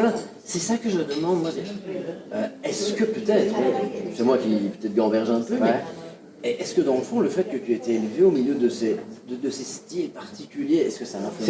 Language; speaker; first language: French; native; French